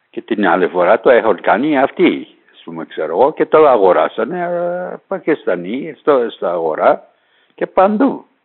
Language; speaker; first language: Greek; non-native, fluent; Persian